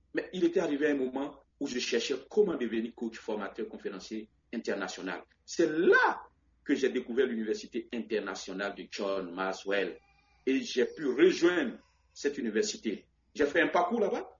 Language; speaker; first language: French; non-native, local second language; Baoulé